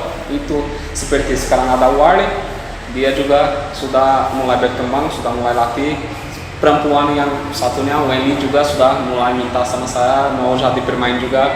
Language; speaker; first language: Indonesian; non-native, fluent; Portuguese